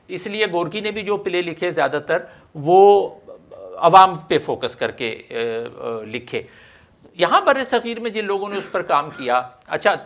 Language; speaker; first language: Urdu; native; Urdu